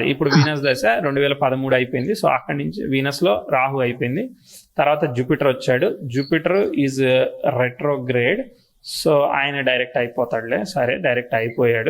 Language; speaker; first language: Telugu; native; Telugu